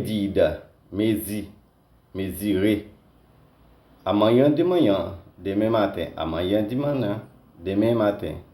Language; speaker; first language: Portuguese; non-native, learner; Haitian Creole